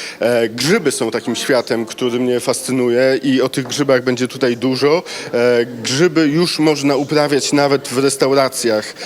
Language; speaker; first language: Polish; native; Polish